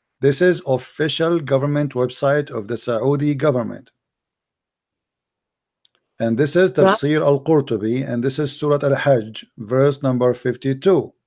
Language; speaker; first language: English; non-native, fluent; Arabic